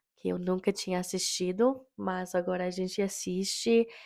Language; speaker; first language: Portuguese; non-native, fluent; English